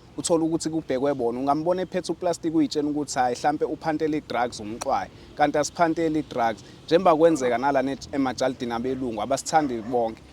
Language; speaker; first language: Zulu; native; Zulu